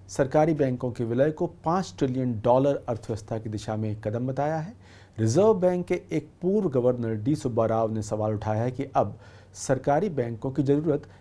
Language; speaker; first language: Hindi; native; Hindi